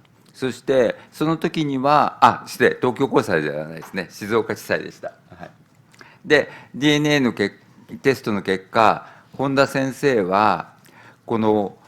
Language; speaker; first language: Japanese; native; Japanese